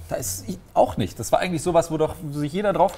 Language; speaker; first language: German; native; German